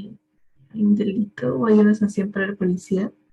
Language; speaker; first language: Spanish; native; Spanish